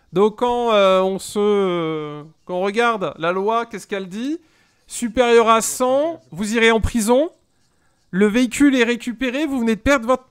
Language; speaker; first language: French; native; French